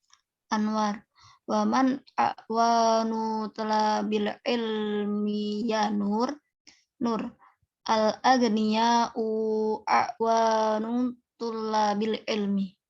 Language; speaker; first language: Arabic; non-native, learner; Indonesian